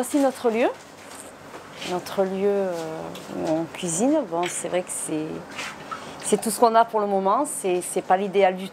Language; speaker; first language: French; native; French